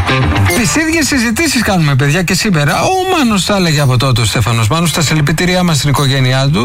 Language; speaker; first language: Greek; native; Greek